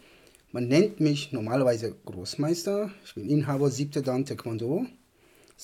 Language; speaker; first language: German; non-native, fluent; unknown